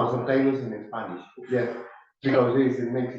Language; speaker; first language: English; non-native, learner; Spanish